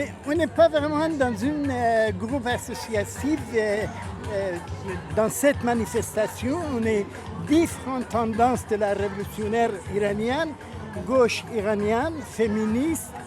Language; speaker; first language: French; non-native, fluent; Persian